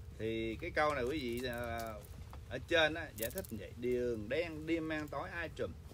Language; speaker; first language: Vietnamese; early bilingual, heritage; Vietnamese